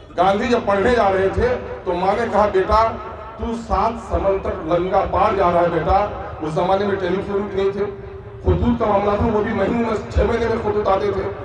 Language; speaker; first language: Urdu; non-native, local second language; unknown